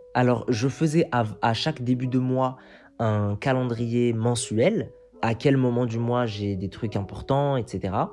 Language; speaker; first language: French; non-native, local second language; Arabic